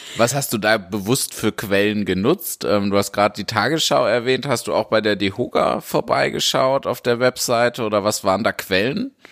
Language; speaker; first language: German; native; German